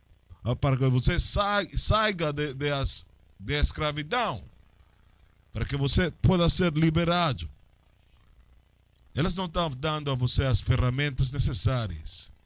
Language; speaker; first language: Portuguese; non-native, learner; Spanish